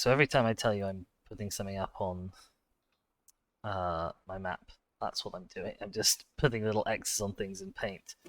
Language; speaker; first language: English; native; English